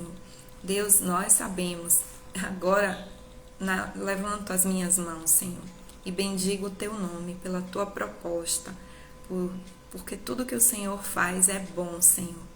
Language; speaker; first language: Portuguese; native; Portuguese